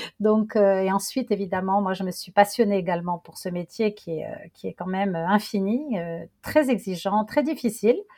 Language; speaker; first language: French; non-native, local second language; Arabic